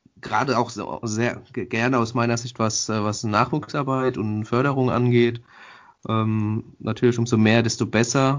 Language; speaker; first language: German; native; German